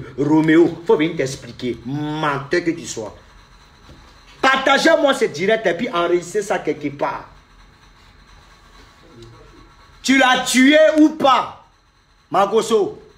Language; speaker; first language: French; native; French